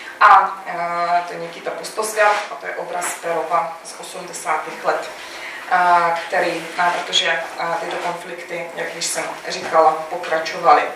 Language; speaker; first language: Czech; non-native, fluent; Russian